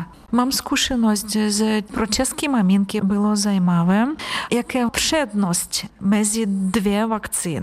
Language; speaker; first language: Czech; non-native, fluent; Ukrainian